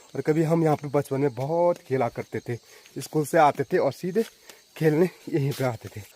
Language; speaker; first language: Hindi; non-native, local second language; Garhwali